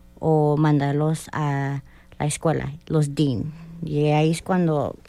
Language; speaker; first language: Spanish; early bilingual, heritage; Spanish